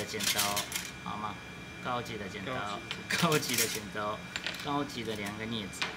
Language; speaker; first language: Chinese; non-native, learner; Japanese